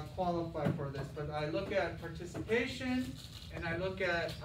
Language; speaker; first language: English; native; English